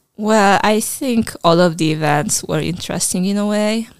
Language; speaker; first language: English; non-native, fluent; Hungarian